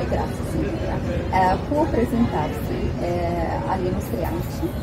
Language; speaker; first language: Italian; non-native, fluent; Arabic